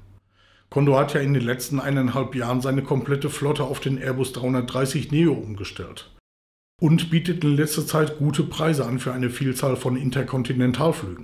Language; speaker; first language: German; native; German